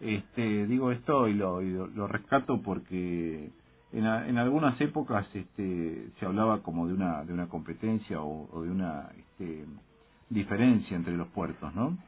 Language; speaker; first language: Spanish; native; Spanish